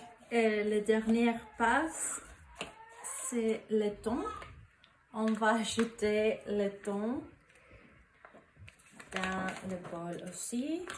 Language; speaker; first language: French; non-native, learner; Spanish